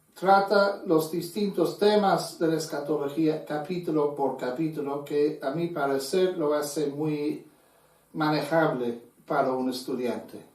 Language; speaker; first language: Spanish; non-native, fluent; English